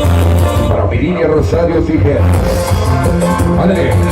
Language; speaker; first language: Spanish; native; Spanish